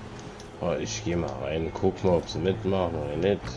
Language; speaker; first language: German; native; German